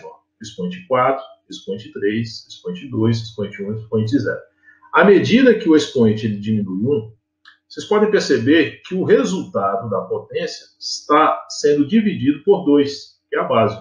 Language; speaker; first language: Portuguese; native; Portuguese